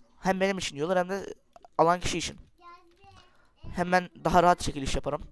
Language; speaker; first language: Turkish; native; Turkish